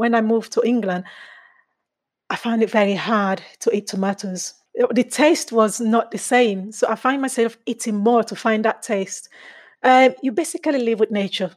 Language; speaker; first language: English; non-native, local second language; Krio